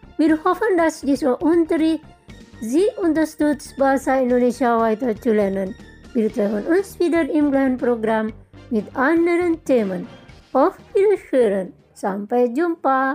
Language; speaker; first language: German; non-native, fluent; Indonesian